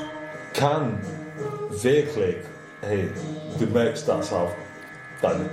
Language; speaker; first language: German; non-native, fluent; English